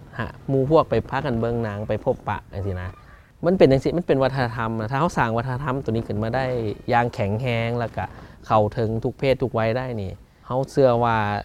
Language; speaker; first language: Lao; early bilingual, heritage; Lao